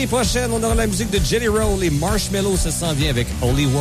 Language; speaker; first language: French; native; French